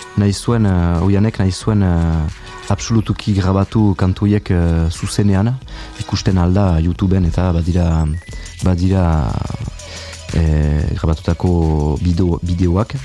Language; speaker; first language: Basque; non-native, fluent; French